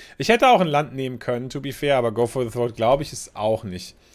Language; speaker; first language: German; native; German